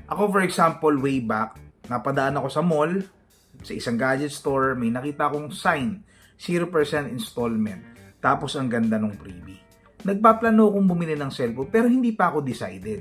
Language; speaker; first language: Filipino; native; Filipino